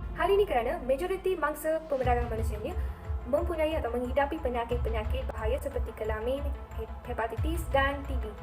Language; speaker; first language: Malay; non-native, local second language; Tamil